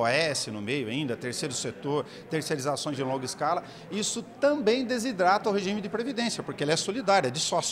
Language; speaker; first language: Portuguese; native; Portuguese